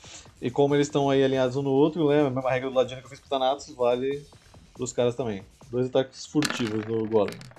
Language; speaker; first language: Portuguese; native; Portuguese